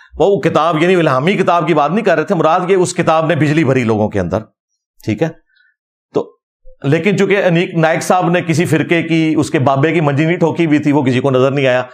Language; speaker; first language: Urdu; native; Urdu